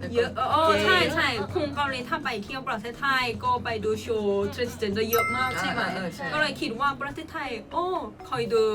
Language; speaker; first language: Thai; non-native, fluent; Korean